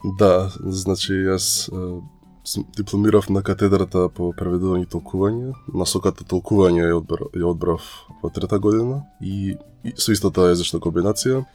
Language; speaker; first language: Macedonian; native; Macedonian